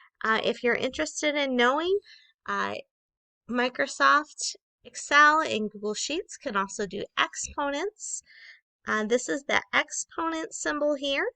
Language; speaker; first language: English; native; English